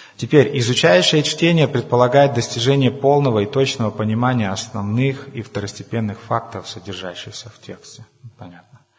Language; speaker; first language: Russian; non-native, local second language; Ukrainian